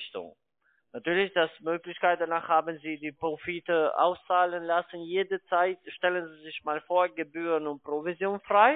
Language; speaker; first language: German; non-native, fluent; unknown